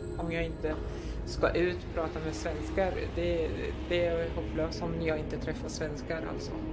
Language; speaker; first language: Swedish; non-native, fluent; Arabic